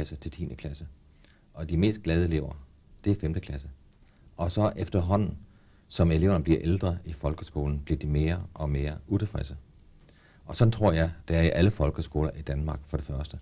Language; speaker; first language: Danish; native; Danish